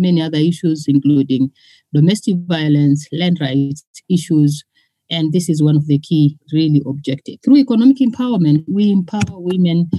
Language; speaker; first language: English; non-native, local second language; Masai